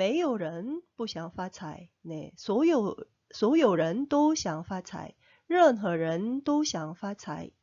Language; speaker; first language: Chinese; non-native, fluent; Korean